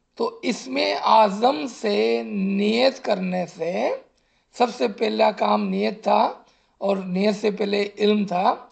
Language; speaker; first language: Urdu; non-native, local second language; Gujarati